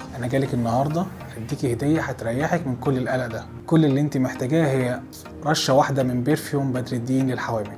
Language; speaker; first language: Arabic; native; Arabic